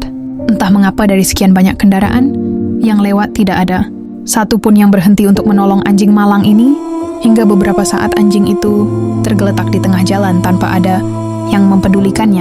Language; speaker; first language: Indonesian; native; Indonesian